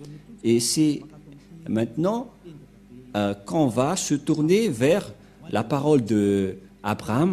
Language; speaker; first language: French; non-native, local second language; Malagasy